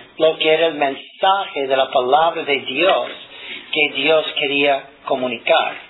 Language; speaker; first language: Spanish; non-native, fluent; English